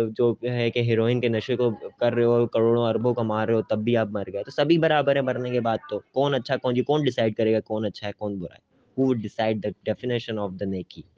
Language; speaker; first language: Urdu; native; Urdu